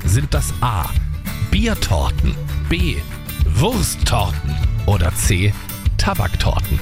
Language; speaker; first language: German; native; German